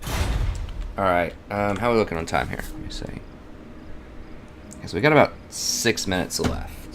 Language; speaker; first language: English; native; English